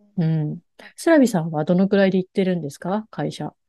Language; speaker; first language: Japanese; native; Japanese